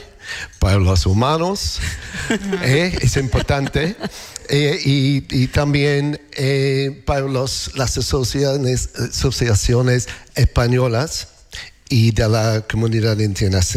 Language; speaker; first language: Spanish; non-native, learner; English